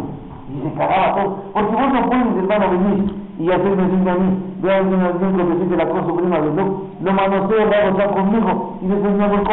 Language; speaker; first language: Spanish; native; Spanish